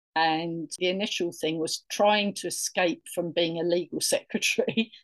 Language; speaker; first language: English; native; English